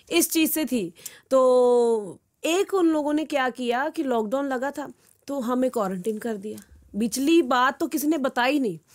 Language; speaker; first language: Hindi; non-native, local second language; Punjabi